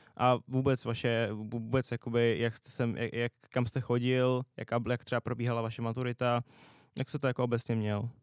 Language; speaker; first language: Czech; native; Czech